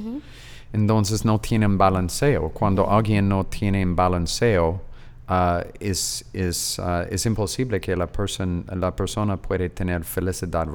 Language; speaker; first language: Spanish; non-native, fluent; English